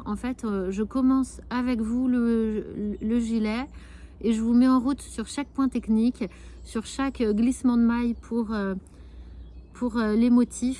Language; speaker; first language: French; native; French